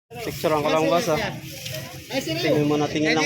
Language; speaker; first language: Filipino; native; Filipino